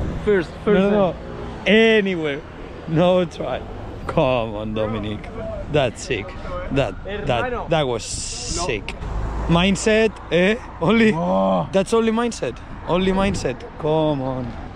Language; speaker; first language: English; non-native, learner; Spanish